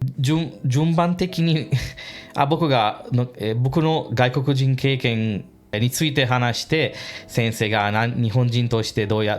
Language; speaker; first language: Japanese; non-native, fluent; English